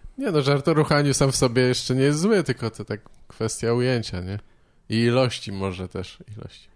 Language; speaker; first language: Polish; native; Polish